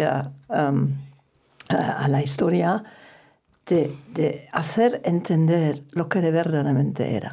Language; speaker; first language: Spanish; non-native, fluent; German